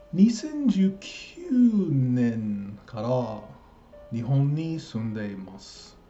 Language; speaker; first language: Japanese; non-native, learner; English